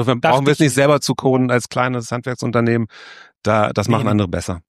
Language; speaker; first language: German; native; German